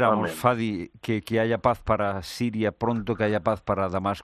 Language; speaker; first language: Spanish; native; Spanish